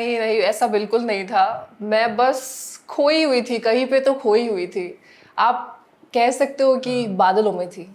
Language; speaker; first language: Hindi; non-native, local second language; Assamese